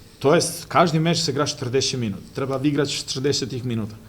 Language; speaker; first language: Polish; non-native, fluent; Serbian